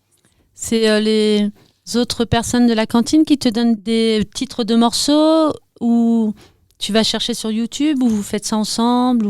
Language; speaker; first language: French; native; French